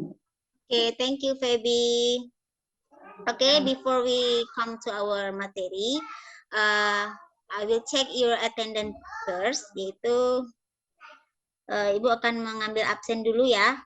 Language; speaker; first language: English; non-native, learner; Indonesian